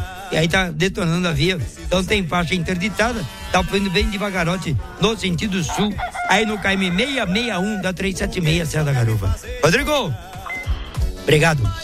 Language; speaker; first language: Portuguese; native; Portuguese